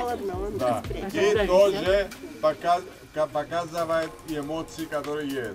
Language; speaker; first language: Russian; non-native, learner; Greek